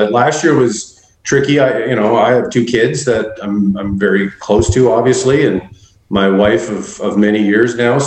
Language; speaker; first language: English; native; English